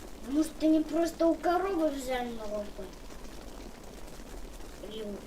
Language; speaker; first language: Russian; early bilingual, other home language; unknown